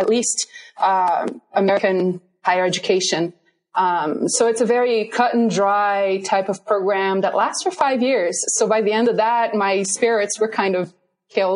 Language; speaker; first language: English; non-native, fluent; Portuguese